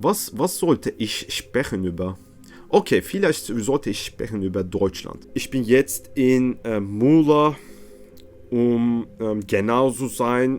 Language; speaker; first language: German; non-native, learner; Turkish